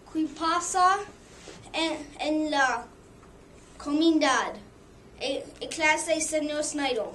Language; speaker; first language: Spanish; non-native, learner; English